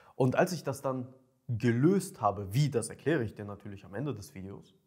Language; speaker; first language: German; early bilingual, other home language; Ukrainian